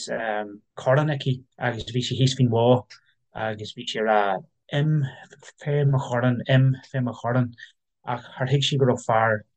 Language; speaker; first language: Irish; non-native, local second language; English